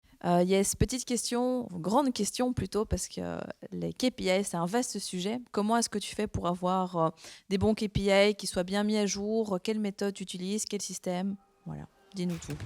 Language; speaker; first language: French; native; French